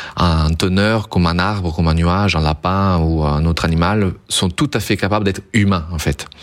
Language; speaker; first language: French; non-native, fluent; Italian